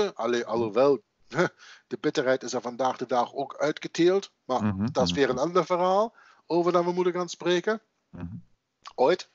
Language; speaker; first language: Dutch; non-native, fluent; German